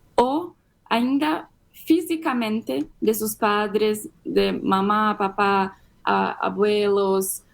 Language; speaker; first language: Spanish; non-native, fluent; Portuguese